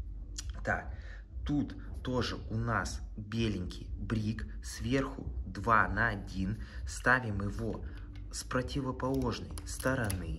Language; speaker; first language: Russian; native; Russian